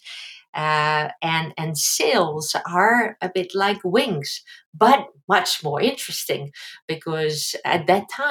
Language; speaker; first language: English; non-native, fluent; Dutch